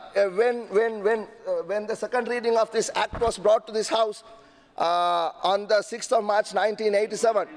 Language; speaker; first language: English; non-native, local second language; Sinhala